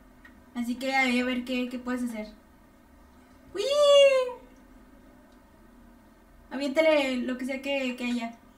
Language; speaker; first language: Spanish; native; Spanish